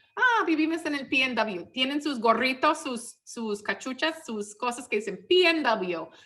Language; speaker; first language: Spanish; non-native, fluent; English